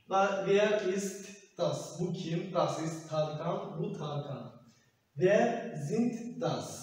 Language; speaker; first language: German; non-native, learner; Turkish